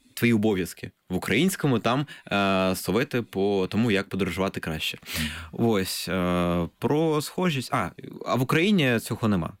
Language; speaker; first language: Ukrainian; non-native, local second language; Russian